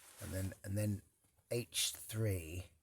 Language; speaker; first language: English; native; English